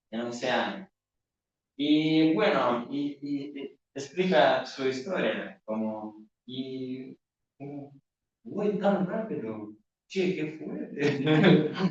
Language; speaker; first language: Spanish; non-native, learner; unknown